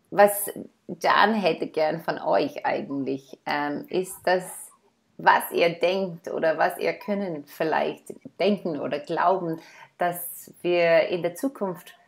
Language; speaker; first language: German; non-native, fluent; English